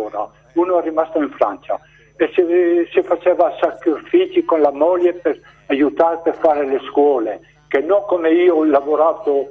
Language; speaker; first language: Italian; non-native, local second language; Slovenian